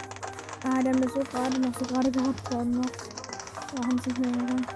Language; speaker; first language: German; native; German